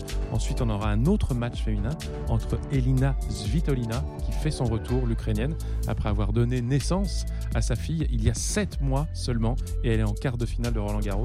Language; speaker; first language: French; native; French